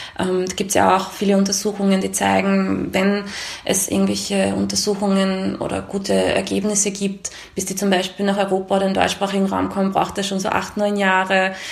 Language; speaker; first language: German; early bilingual, other home language; Hungarian